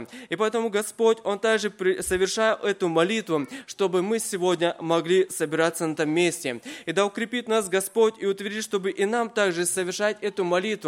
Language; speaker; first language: Russian; native; Russian